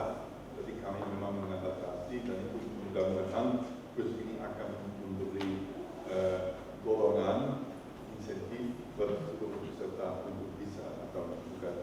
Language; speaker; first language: Indonesian; non-native, fluent; Dutch